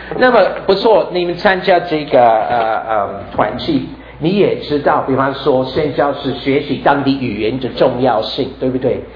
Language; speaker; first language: Chinese; non-native, fluent; English